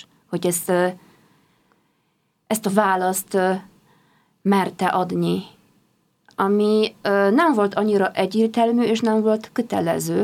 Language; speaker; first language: Hungarian; non-native, fluent; Polish